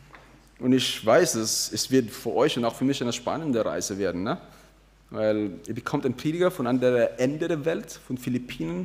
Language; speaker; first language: German; non-native, fluent; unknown